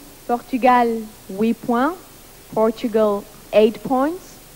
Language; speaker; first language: English; non-native, fluent; Luxembourgish